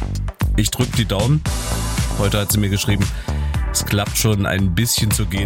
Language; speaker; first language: German; native; German